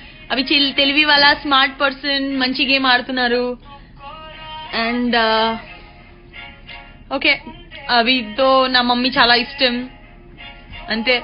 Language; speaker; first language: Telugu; non-native, learner; Gujarati